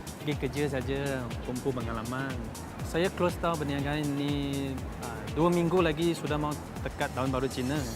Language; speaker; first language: Malay; non-native, local second language; Chinese